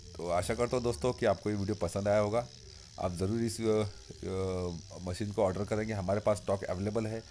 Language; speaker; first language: Hindi; non-native, local second language; Marathi